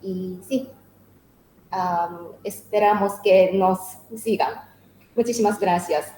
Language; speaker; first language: Spanish; non-native, learner; Japanese